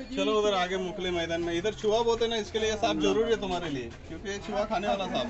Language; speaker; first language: Hindi; non-native, local second language; Marathi